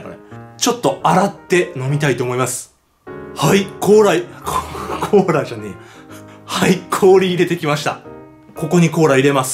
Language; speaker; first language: Japanese; native; Japanese